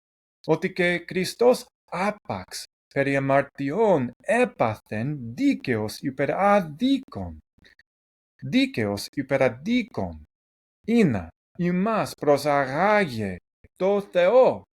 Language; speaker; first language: Greek; non-native, learner; English